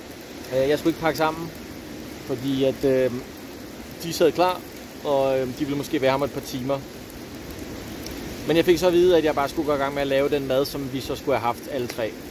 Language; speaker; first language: Danish; native; Danish